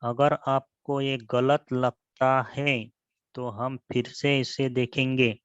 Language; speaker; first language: Hindi; non-native, local second language; Marathi